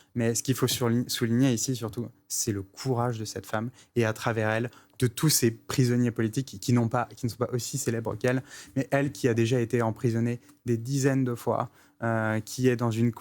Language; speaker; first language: French; native; French